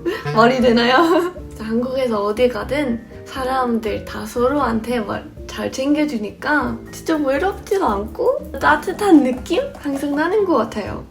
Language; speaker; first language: Korean; non-native, fluent; English